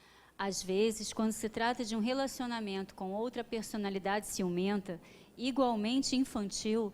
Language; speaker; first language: Portuguese; native; Portuguese